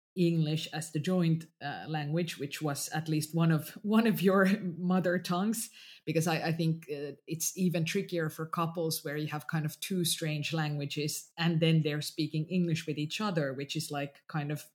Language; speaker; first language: English; non-native, fluent; Finnish